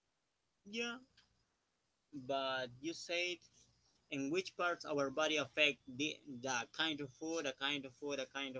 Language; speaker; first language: English; non-native, learner; Spanish